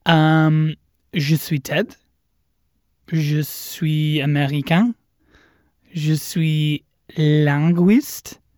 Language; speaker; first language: French; non-native, learner; English